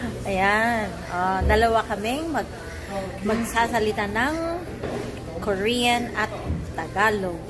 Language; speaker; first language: Filipino; non-native, fluent; Korean